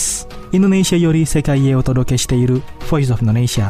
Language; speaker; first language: Japanese; non-native, fluent; Indonesian